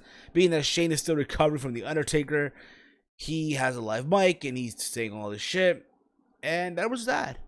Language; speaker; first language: English; native; English